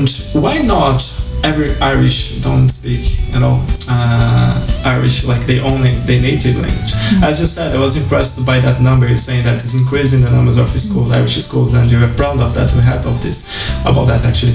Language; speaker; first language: English; non-native, fluent; Portuguese